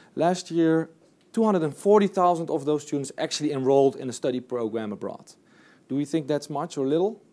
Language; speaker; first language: English; non-native, fluent; Dutch